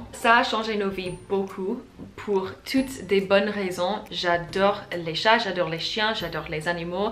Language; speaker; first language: French; non-native, fluent; English